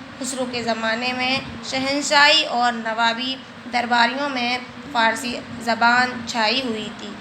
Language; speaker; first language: Urdu; native; Urdu